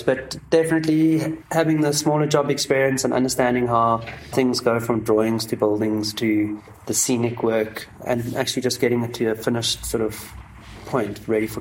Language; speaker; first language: English; native; English